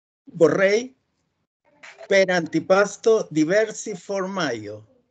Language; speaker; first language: Italian; non-native, learner; Spanish